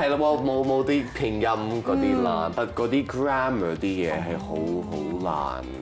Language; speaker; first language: Cantonese; non-native, local second language; French